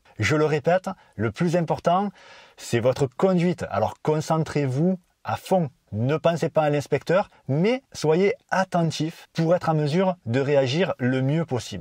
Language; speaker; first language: French; native; French